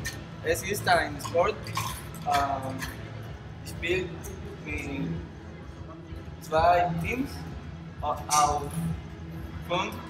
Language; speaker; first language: German; non-native, learner; Spanish